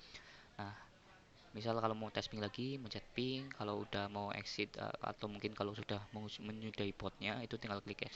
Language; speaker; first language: Indonesian; native; Indonesian